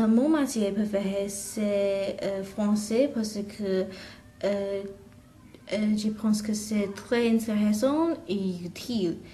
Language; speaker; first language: French; non-native, learner; English